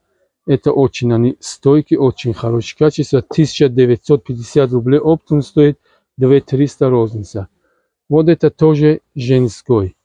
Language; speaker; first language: Russian; non-native, learner; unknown